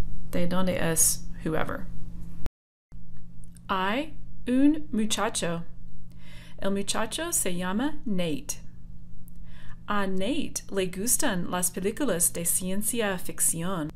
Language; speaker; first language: Spanish; non-native, fluent; English